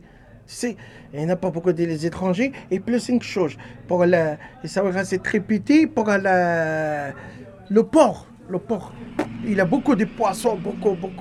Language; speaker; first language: French; non-native, learner; Arabic